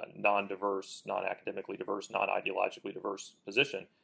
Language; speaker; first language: English; native; English